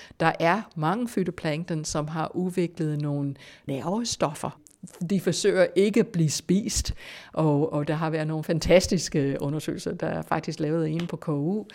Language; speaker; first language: Danish; non-native, fluent; English